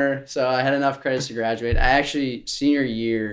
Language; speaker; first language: English; native; English